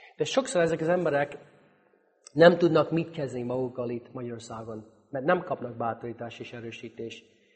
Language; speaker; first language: Hungarian; non-native, fluent; English